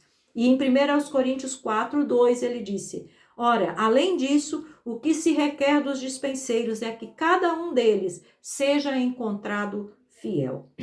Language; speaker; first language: Portuguese; native; Portuguese